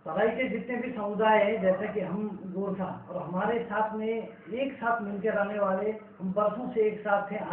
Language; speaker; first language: Hindi; non-native, local second language; Nepali